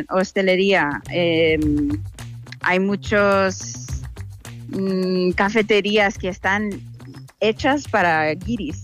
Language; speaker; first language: Spanish; non-native, fluent; English